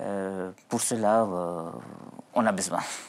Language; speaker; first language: French; non-native, local second language; Arabic